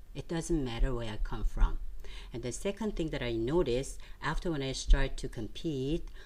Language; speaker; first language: English; non-native, fluent; Korean